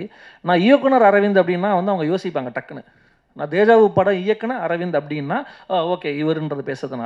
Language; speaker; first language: Tamil; native; Tamil